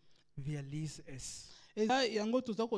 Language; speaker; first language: German; non-native, learner; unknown